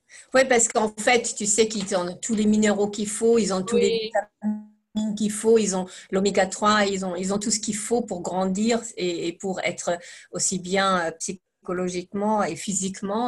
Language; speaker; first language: French; non-native, fluent; German